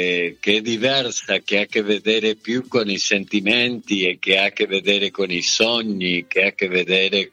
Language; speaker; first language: Italian; non-native, fluent; Spanish